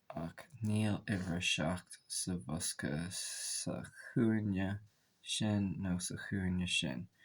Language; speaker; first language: Irish; non-native, local second language; English